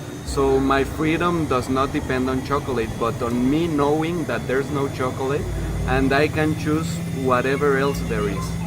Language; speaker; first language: English; non-native, fluent; Spanish